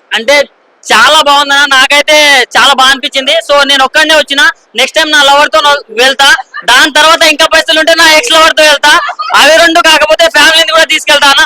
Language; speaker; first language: Telugu; native; Telugu